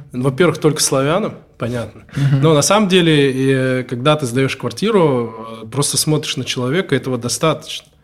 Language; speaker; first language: Russian; native; Russian